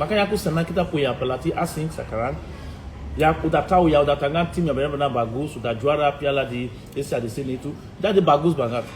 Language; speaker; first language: Indonesian; non-native, fluent; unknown